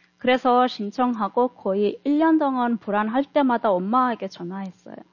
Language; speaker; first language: Korean; non-native, fluent; Turkmen